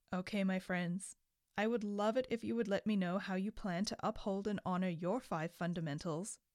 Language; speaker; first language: English; native; English